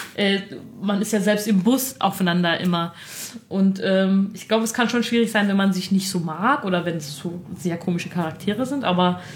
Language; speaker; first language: German; early bilingual, other home language; Armenian